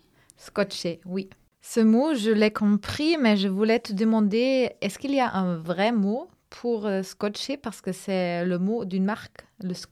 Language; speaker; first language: French; non-native, fluent; German